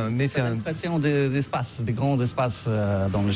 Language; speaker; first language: French; non-native, fluent; Polish